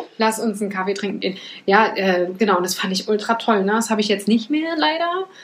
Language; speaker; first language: German; native; German